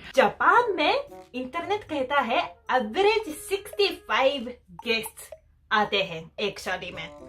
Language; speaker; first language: Hindi; non-native, fluent; Japanese